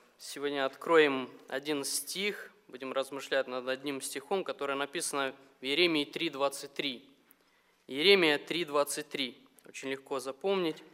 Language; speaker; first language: Russian; non-native, local second language; Romanian